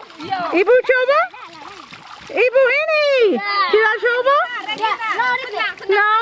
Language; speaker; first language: Indonesian; non-native, learner; English